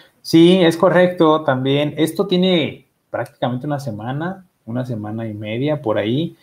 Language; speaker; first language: Spanish; native; Spanish